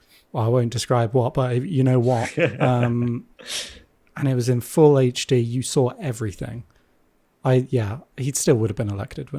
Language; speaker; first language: English; native; English